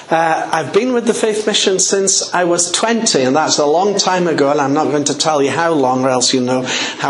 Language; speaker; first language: English; native; English